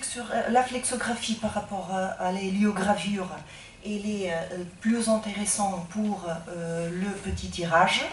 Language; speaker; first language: French; non-native, fluent; Portuguese